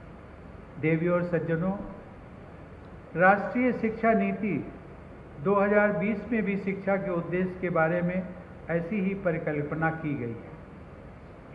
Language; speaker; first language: Hindi; native; Hindi